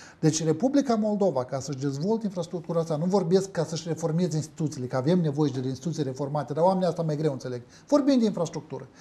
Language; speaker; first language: Romanian; native; Romanian